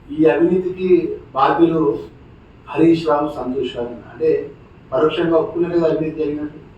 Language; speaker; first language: Telugu; native; Telugu